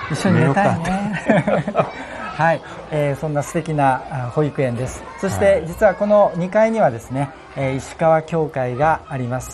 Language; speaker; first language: Japanese; native; Japanese